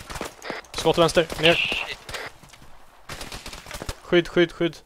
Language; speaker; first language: Swedish; native; Swedish